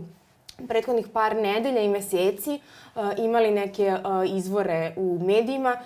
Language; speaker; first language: Serbian; native; Serbian